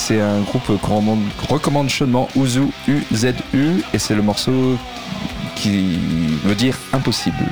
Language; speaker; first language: French; native; French